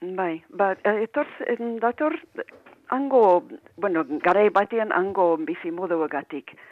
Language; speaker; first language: Basque; non-native, fluent; English